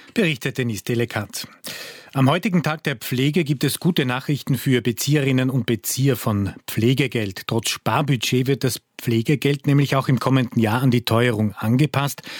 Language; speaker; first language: German; native; German